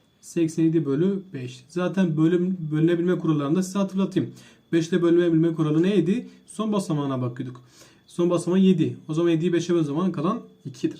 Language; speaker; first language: Turkish; native; Turkish